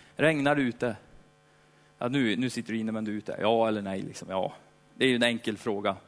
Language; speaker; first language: Swedish; native; Swedish